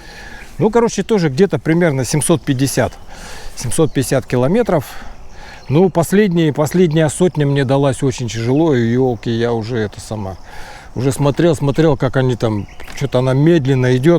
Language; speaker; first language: Russian; native; Russian